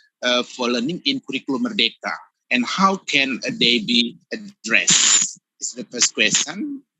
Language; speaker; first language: English; non-native, fluent; Indonesian